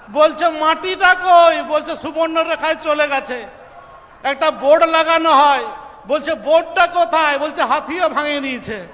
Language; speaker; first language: Bangla; native; Bangla